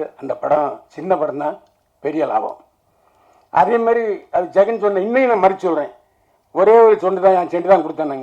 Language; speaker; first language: Tamil; native; Tamil